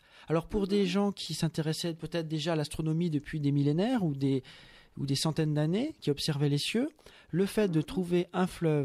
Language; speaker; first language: French; native; French